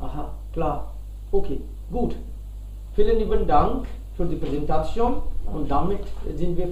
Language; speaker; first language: German; non-native, fluent; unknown